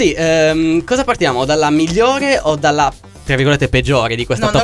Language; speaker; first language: Italian; native; Italian